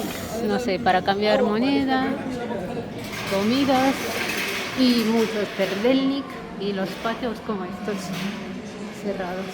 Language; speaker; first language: Spanish; non-native, fluent; Russian